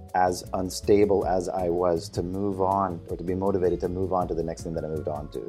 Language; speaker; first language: English; native; English